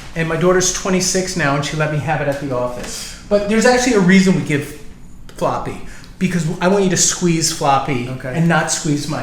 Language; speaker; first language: English; native; English